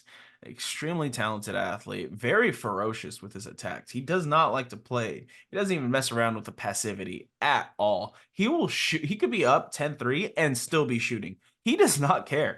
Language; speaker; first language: English; native; English